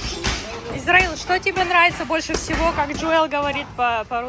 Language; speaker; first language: Russian; native; Russian